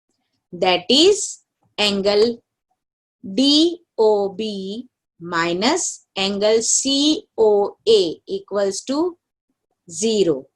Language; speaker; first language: English; non-native, local second language; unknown